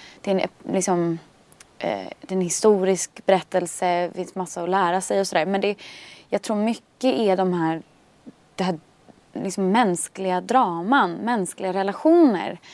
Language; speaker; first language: Swedish; native; Swedish